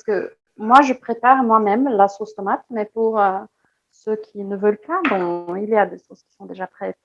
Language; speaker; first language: French; non-native, fluent; Portuguese